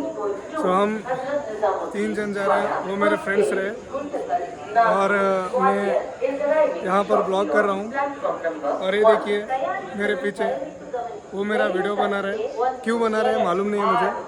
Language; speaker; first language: Hindi; non-native, local second language; Kannada